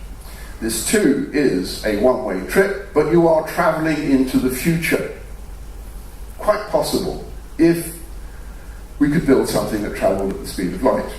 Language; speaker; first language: English; native; English